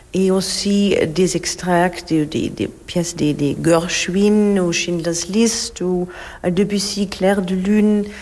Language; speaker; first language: French; non-native, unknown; German